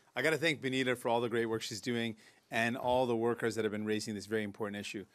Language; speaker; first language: English; native; English